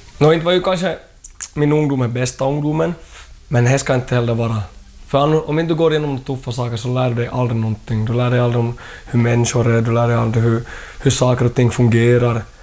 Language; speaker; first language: Swedish; early bilingual, other home language; Thai